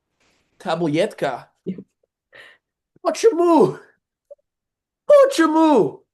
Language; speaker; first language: Russian; non-native, learner; English